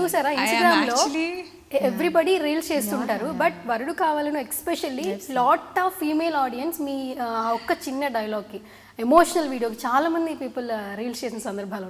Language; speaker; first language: Telugu; native; Telugu